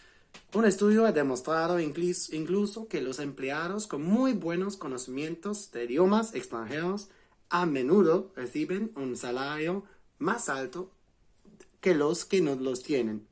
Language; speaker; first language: Spanish; non-native, fluent; English